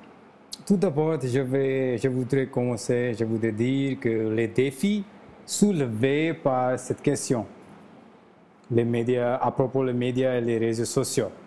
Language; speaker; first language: French; non-native, learner; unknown